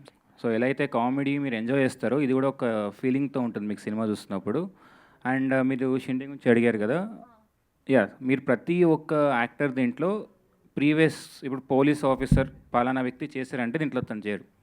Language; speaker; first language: Telugu; native; Telugu